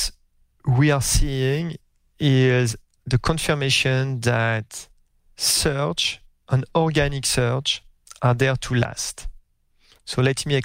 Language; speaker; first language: English; non-native, fluent; French